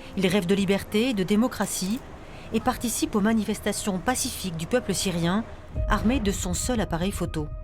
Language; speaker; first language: French; native; French